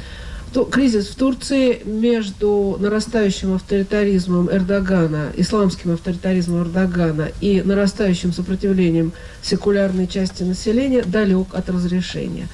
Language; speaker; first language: Russian; native; Russian